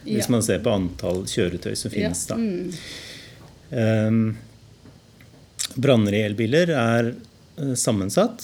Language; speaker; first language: Norwegian; native; Norwegian